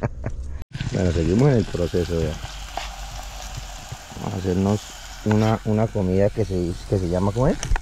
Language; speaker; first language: Spanish; native; Spanish